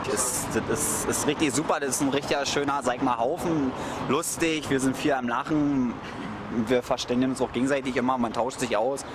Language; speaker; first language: German; native; German